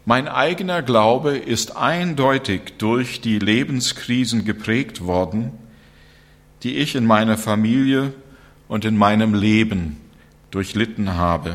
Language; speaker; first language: German; non-native, fluent; English